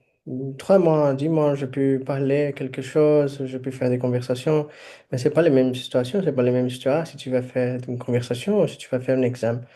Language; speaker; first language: French; non-native, fluent; Portuguese